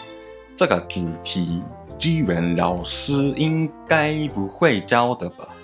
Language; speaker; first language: Chinese; non-native, fluent; Japanese